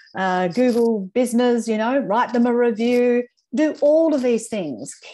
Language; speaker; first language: English; native; English